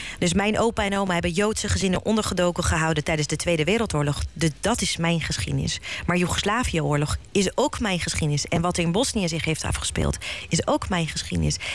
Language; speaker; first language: Dutch; early bilingual, other home language; Bosnian